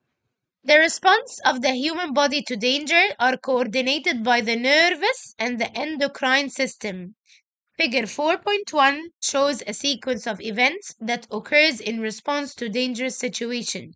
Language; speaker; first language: English; non-native, local second language; Arabic